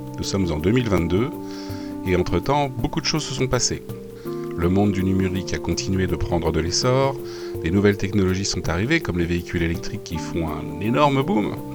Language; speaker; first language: French; native; French